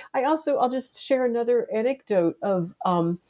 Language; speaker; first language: English; native; English